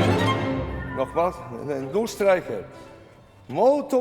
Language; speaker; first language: German; non-native, fluent; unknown